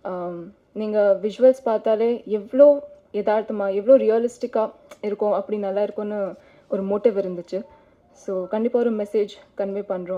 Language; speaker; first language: Tamil; non-native, fluent; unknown